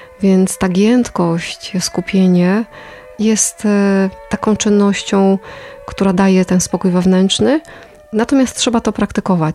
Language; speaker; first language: Polish; native; Polish